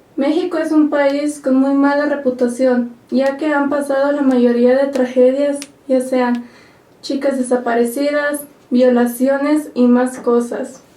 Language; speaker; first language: Spanish; native; Spanish